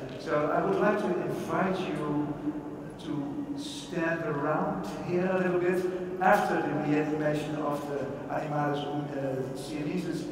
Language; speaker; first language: English; non-native, fluent; Dutch